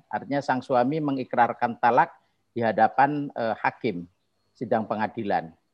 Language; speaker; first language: Indonesian; non-native, local second language; Javanese